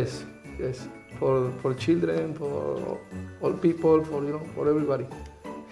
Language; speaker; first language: English; non-native, learner; Spanish